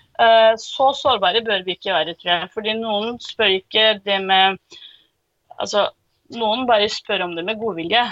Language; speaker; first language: Norwegian; early bilingual, other home language; Turkish